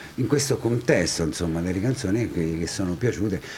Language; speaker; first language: Italian; native; Italian